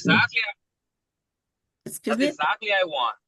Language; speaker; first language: English; non-native, learner; Haitian Creole